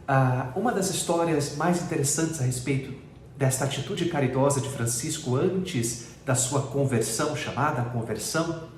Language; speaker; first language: Portuguese; native; Portuguese